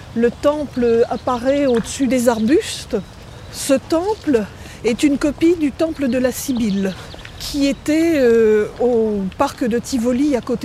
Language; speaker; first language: French; native; French